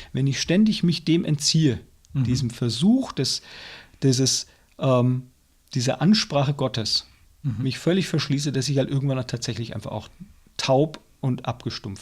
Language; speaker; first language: German; native; German